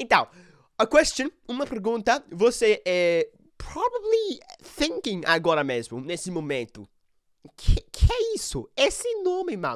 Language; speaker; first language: Portuguese; non-native, learner; English